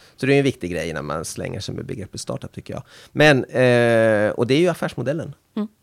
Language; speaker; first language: Swedish; native; Swedish